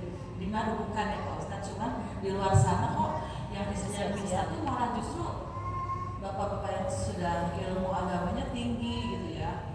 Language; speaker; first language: Indonesian; native; Indonesian